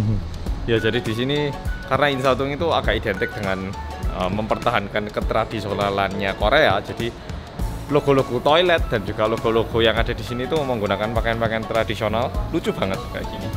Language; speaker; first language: Indonesian; early bilingual, other home language; Korean